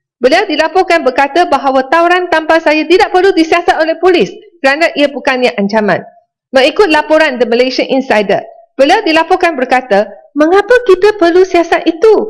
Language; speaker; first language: Malay; non-native, local second language; Chinese